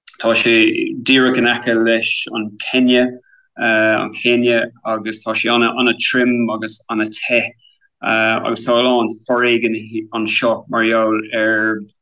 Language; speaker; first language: Irish; non-native, local second language; English